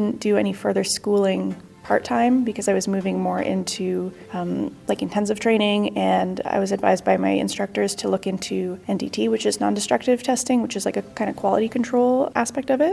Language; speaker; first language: English; native; English